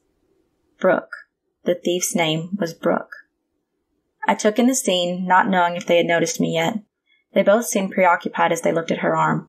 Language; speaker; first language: English; native; English